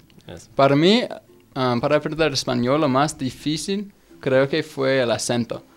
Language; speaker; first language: Spanish; non-native, fluent; English